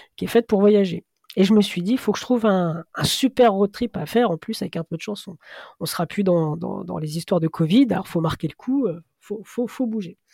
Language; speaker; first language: French; native; French